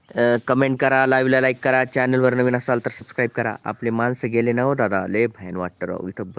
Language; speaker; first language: Hindi; non-native, local second language; Marathi